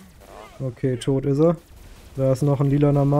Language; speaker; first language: German; native; German